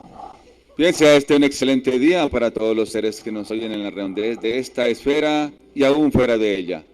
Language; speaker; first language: Spanish; native; Spanish